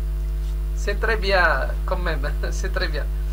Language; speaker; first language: French; non-native, local second language; Arabic